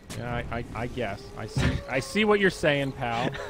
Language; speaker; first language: English; native; English